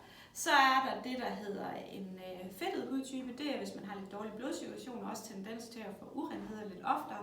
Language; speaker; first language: Danish; native; Danish